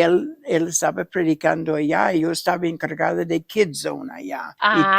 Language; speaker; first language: Spanish; non-native, fluent; English